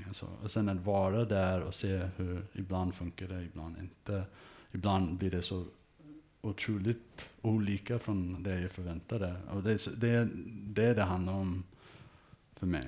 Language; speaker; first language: Swedish; early bilingual, heritage; English